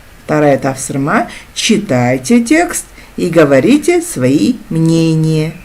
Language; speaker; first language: Russian; non-native, local second language; Kazakh